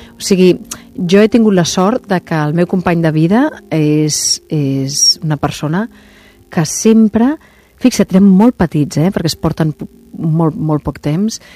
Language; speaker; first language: Catalan; non-native, local second language; Spanish